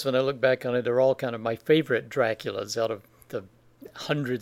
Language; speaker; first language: English; native; English